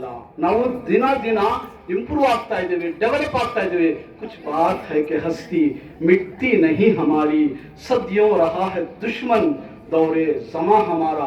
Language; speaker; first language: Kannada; non-native, fluent; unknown